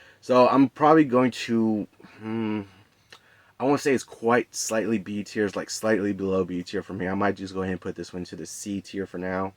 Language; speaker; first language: English; native; English